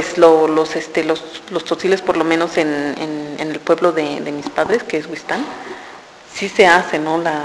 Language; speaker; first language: Spanish; non-native, local second language; Tzotzil